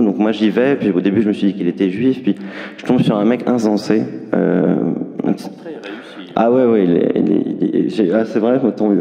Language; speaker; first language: French; native; French